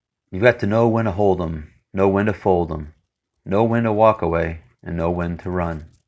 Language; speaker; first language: English; native; English